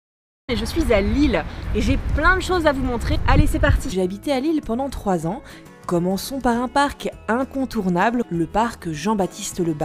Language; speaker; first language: French; native; French